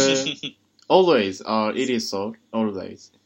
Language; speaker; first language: English; non-native, learner; Japanese